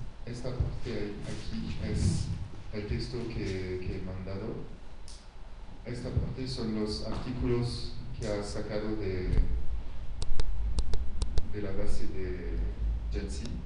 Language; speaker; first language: Spanish; non-native, fluent; French